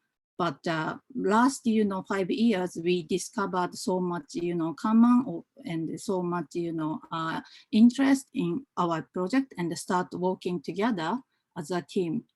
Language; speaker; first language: English; non-native, fluent; Japanese